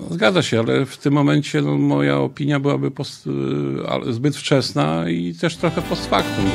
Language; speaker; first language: Polish; native; Polish